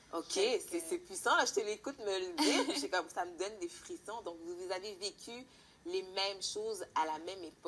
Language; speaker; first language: French; native; French